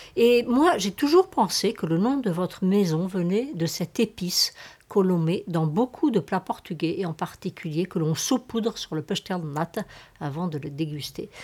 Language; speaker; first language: French; native; French